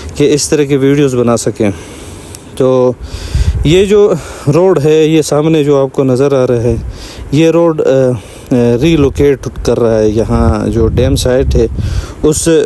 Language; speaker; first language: Urdu; non-native, local second language; Shina